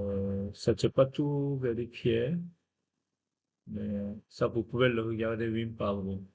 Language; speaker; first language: French; non-native, fluent; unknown